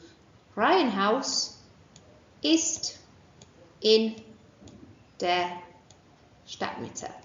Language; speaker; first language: German; non-native, fluent; English